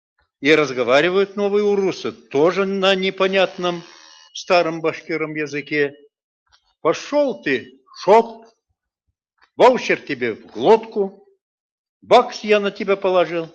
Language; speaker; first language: Russian; non-native, local second language; Bashkir